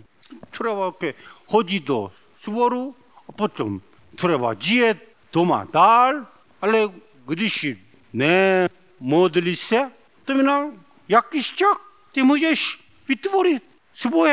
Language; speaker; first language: Czech; non-native, learner; Korean